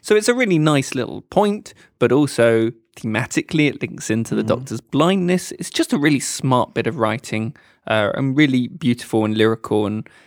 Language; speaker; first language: English; native; English